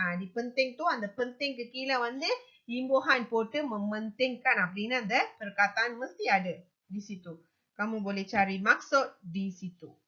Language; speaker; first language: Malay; non-native, local second language; Tamil